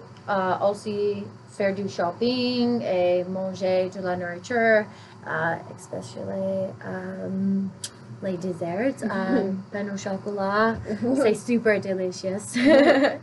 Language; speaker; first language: French; non-native, learner; English